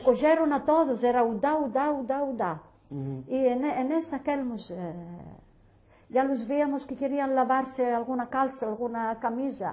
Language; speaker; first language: Spanish; early bilingual, heritage; Ladino